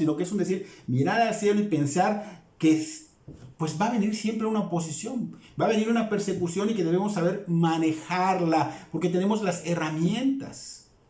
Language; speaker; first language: Spanish; native; Spanish